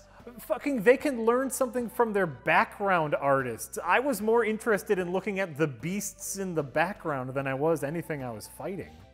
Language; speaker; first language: English; native; English